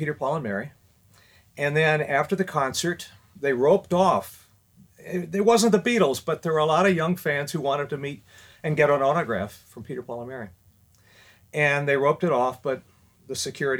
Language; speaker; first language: English; native; English